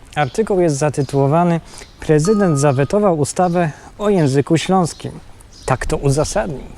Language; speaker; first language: Polish; native; Polish